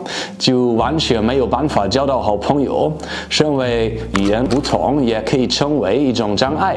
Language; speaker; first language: Chinese; non-native, fluent; German